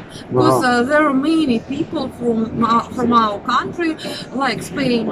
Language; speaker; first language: English; non-native, learner; Russian